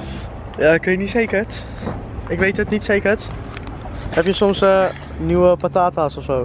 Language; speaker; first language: Dutch; native; Dutch